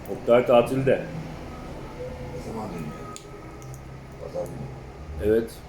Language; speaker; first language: Turkish; native; Turkish